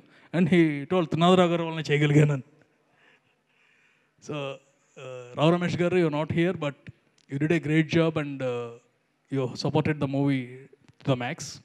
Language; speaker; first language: Telugu; native; Telugu